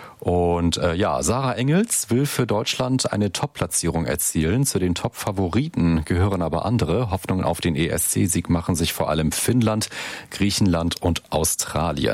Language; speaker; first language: German; native; German